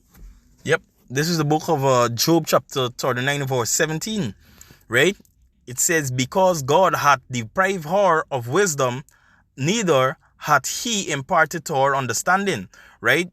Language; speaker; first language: English; native; English